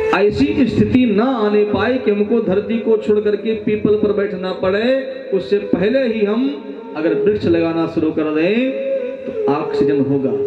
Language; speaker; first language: Hindi; native; Hindi